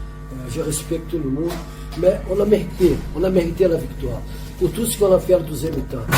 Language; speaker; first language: French; non-native, fluent; Portuguese